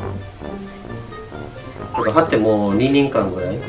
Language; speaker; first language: Japanese; non-native, fluent; Vietnamese